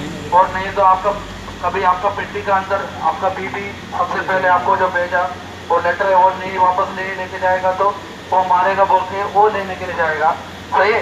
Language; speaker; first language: Hindi; non-native, local second language; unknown